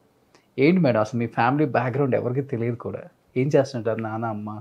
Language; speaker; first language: Telugu; native; Telugu